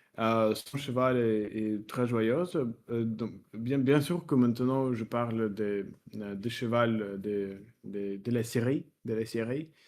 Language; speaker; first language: French; non-native, fluent; Russian